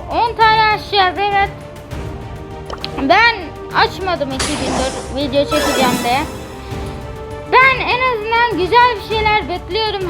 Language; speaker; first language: Turkish; native; Turkish